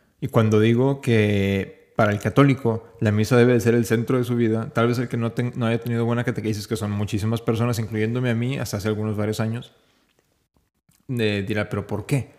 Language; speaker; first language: Spanish; native; Spanish